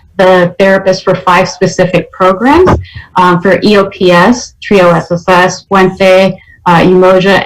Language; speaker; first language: English; native; English